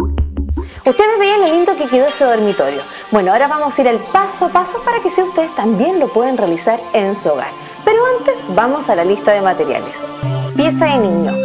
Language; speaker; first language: Spanish; native; Spanish